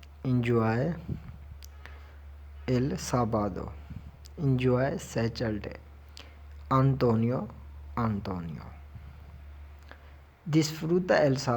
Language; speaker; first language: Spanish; non-native, learner; Urdu